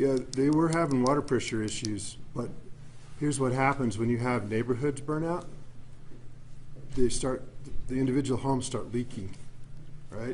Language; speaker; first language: English; native; English